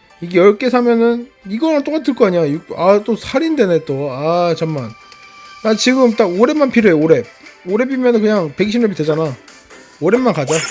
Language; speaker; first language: Korean; native; Korean